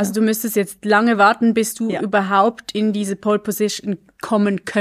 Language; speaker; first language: German; native; German